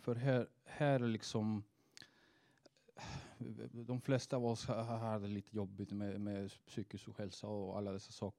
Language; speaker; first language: Swedish; non-native, fluent; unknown